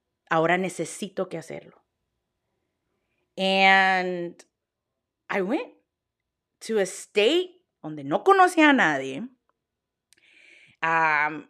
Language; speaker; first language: Spanish; early bilingual, heritage; Spanish